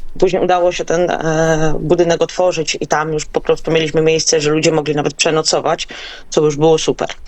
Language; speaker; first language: Polish; native; Polish